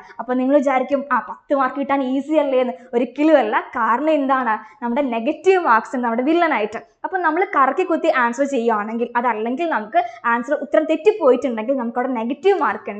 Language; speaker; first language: Malayalam; native; Malayalam